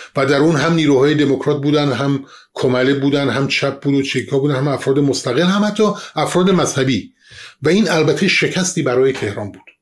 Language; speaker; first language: Persian; non-native, local second language; Kurdish